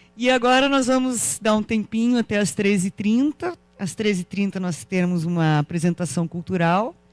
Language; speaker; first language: Portuguese; native; Portuguese